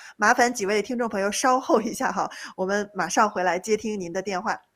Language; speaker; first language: Chinese; native; Chinese